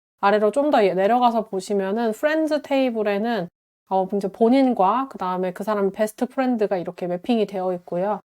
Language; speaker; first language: Korean; native; Korean